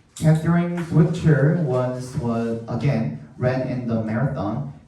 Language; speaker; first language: English; non-native, fluent; Korean